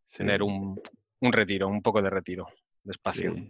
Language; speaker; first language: Spanish; native; Spanish